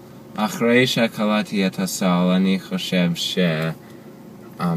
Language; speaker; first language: Hebrew; non-native, learner; English